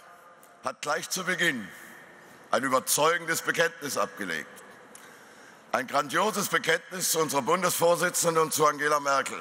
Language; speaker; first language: German; native; German